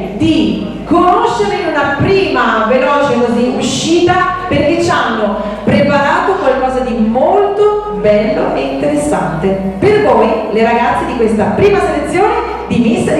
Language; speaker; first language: Italian; native; Italian